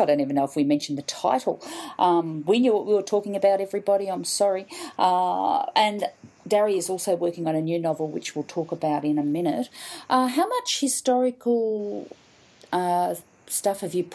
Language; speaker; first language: English; native; English